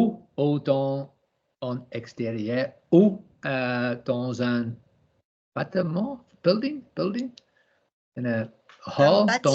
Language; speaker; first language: French; non-native, learner; English